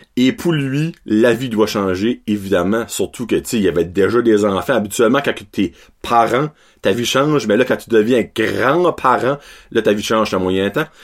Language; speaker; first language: French; native; French